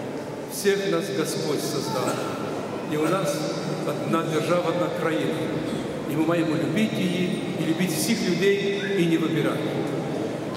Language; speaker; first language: Russian; non-native, local second language; Ukrainian